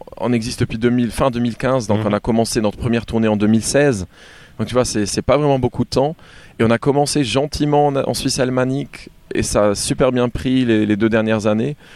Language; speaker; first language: French; native; French